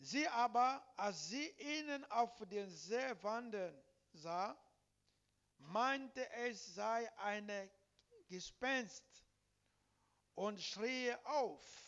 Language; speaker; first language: German; non-native, learner; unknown